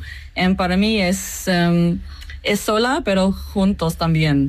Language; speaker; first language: Spanish; non-native, learner; English